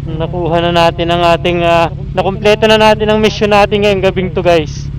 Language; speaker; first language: Filipino; native; Filipino